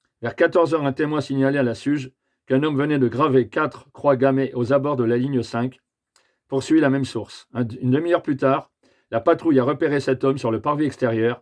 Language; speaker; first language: French; native; French